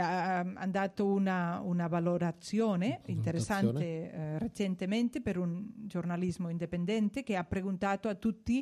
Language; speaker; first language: Italian; non-native, fluent; Spanish